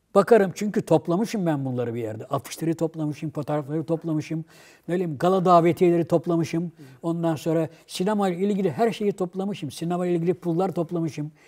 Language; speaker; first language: Turkish; native; Turkish